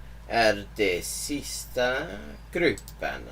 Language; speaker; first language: Swedish; non-native, learner; English